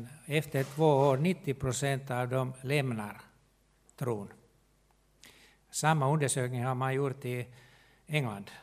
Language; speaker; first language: Swedish; non-native, local second language; Finnish